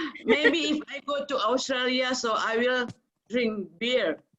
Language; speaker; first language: English; non-native, learner; Indonesian